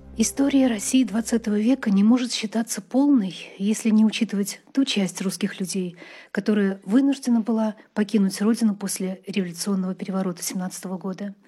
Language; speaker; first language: Russian; native; Russian